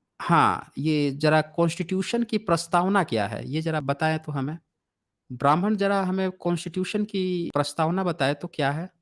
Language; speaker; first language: Hindi; native; Hindi